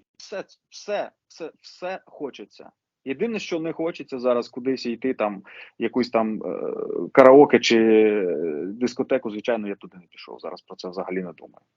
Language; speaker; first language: Ukrainian; non-native, local second language; Russian